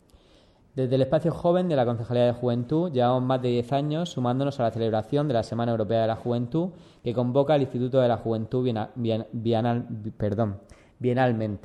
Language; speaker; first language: Spanish; native; Spanish